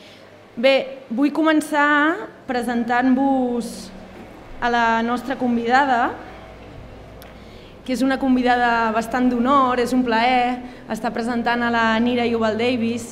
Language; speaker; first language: Catalan; native; Catalan